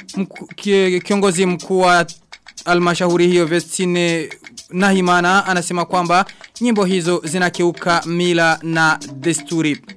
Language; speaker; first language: Swahili; non-native, local second language; Rundi